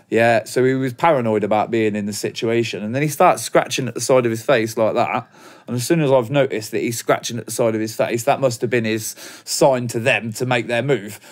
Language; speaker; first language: English; native; English